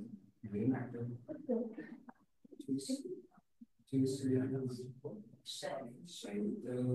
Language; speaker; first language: Chinese; non-native, learner; Vietnamese